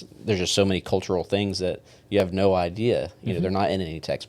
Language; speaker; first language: English; native; English